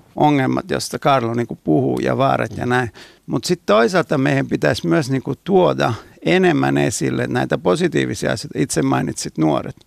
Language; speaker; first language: Finnish; non-native, fluent; Italian